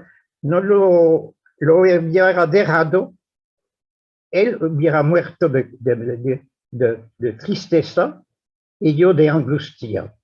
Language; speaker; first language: Spanish; non-native, fluent; French